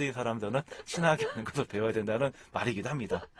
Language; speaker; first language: Korean; native; Korean